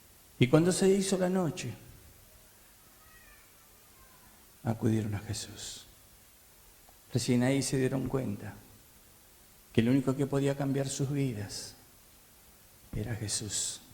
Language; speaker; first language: Spanish; native; Spanish